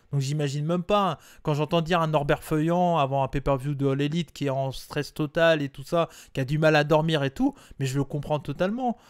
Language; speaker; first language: French; native; French